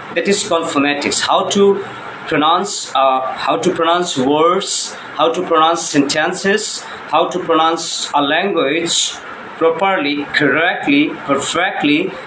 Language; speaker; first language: English; non-native, local second language; Bangla